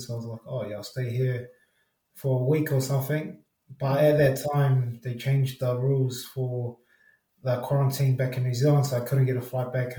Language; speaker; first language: English; native; English